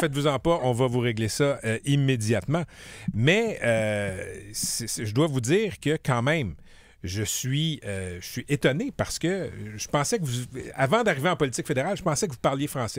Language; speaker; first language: French; native; French